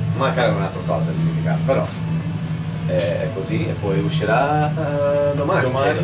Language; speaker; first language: Italian; non-native, learner; English